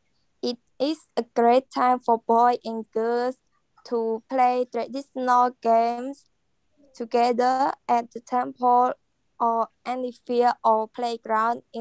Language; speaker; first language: English; non-native, learner; Khmer